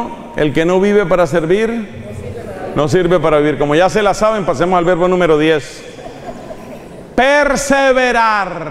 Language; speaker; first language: Spanish; native; Spanish